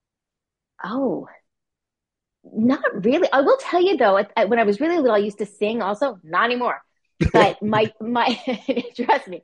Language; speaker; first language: English; native; English